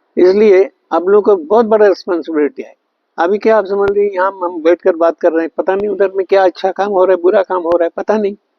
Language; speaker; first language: Hindi; non-native, local second language; Bangla